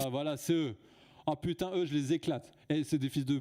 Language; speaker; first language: French; native; French